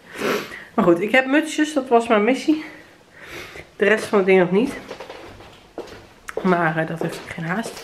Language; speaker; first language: Dutch; native; Dutch